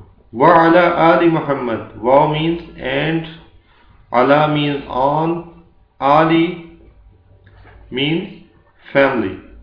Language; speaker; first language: English; non-native, local second language; Urdu